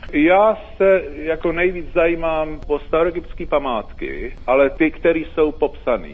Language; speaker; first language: Czech; native; Czech